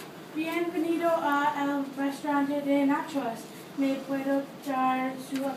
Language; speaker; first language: Spanish; non-native, learner; English